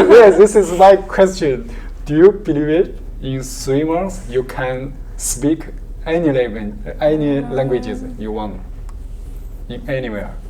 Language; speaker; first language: English; non-native, learner; Chinese